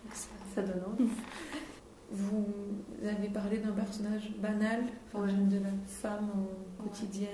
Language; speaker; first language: French; native; French